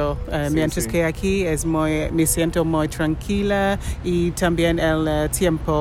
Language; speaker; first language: Spanish; non-native, learner; English